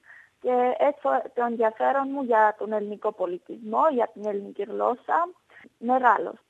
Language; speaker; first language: Greek; non-native, fluent; Armenian